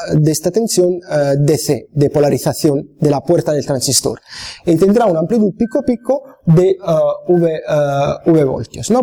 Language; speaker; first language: Spanish; non-native, fluent; Italian